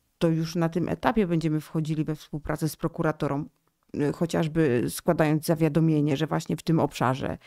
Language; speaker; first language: Polish; native; Polish